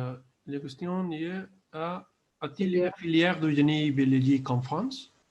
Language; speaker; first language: French; non-native, fluent; Spanish